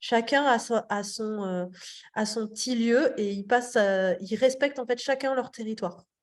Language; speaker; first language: French; native; French